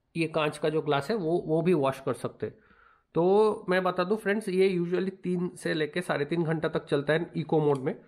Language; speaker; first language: Hindi; non-native, local second language; Bangla